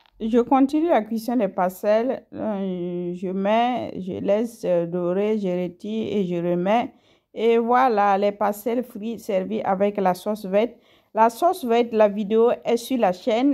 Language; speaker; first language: French; non-native, local second language; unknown